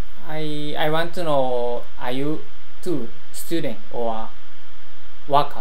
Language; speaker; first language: English; non-native, learner; Japanese